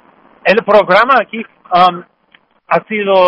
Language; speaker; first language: Spanish; non-native, learner; English